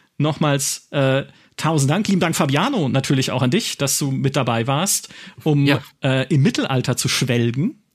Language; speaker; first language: German; native; German